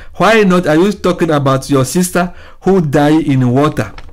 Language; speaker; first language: English; non-native, fluent; Ewe